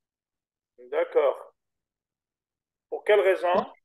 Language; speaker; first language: French; native; French